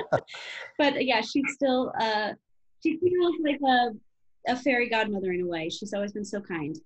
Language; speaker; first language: English; native; English